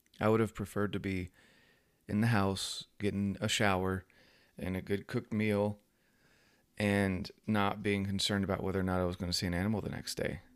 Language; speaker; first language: English; native; English